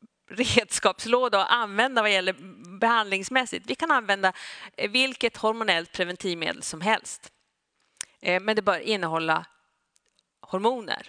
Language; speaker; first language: Swedish; native; Swedish